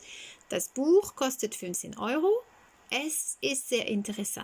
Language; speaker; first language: German; non-native, fluent; French